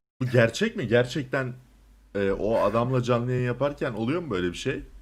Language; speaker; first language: Turkish; native; Turkish